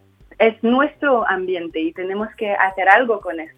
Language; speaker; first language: Spanish; non-native, fluent; French